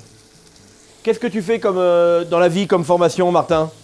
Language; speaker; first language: French; native; French